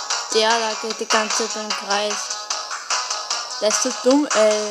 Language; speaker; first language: German; native; German